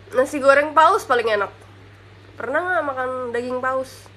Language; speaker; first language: Indonesian; native; Indonesian